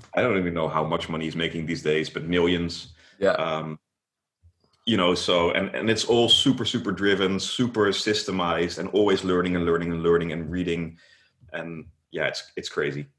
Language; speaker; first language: English; non-native, fluent; Dutch